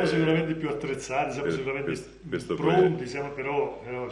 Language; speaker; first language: Italian; native; Italian